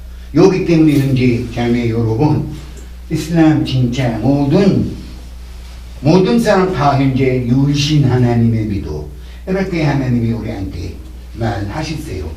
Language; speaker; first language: Korean; non-native, learner; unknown